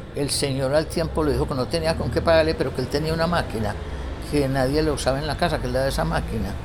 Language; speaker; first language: Spanish; native; Spanish